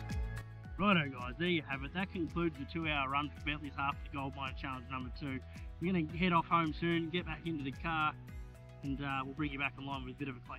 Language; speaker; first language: English; native; English